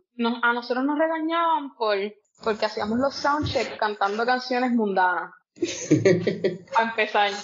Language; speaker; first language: Spanish; native; Spanish